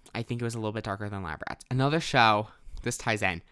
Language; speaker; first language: English; native; English